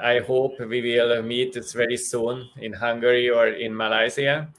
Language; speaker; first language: English; non-native, learner; Hungarian